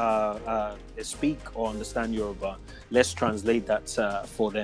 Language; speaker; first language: English; non-native, local second language; Yoruba